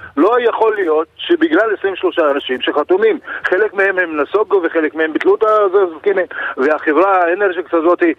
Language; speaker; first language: Hebrew; non-native, local second language; Arabic